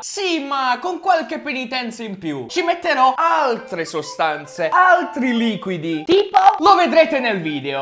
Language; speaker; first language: Italian; native; Italian